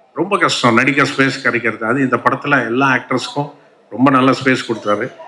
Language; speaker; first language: Tamil; non-native, local second language; Telugu